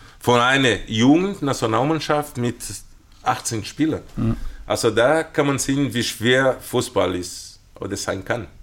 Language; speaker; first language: German; non-native, fluent; Portuguese